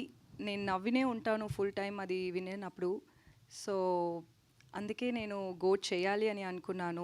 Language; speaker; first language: Telugu; non-native, learner; Tamil